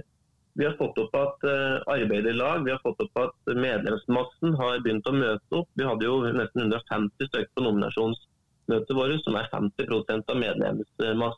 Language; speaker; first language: Norwegian; native; Norwegian